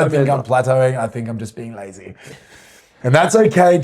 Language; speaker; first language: English; native; English